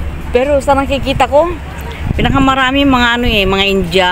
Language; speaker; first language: Filipino; native; Filipino